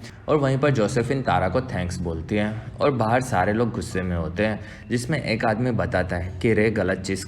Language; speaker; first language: Hindi; native; Hindi